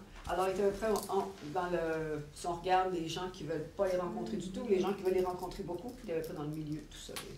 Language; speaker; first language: French; native; French